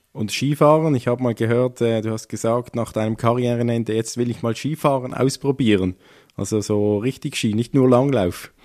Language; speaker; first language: German; native; German